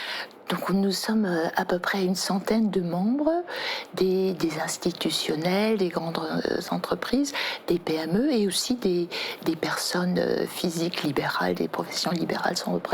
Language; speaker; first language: French; native; French